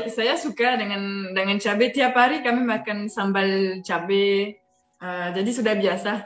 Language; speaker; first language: Indonesian; non-native, fluent; French